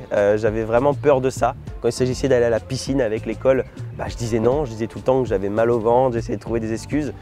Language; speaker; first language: French; native; French